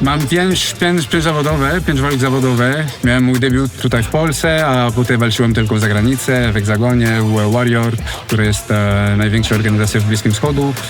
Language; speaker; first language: Polish; non-native, fluent; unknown